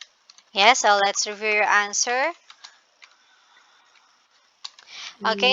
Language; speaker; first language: English; non-native, local second language; Filipino